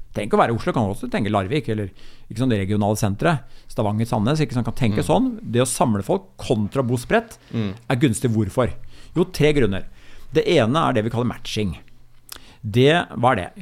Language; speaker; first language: Norwegian; native; Norwegian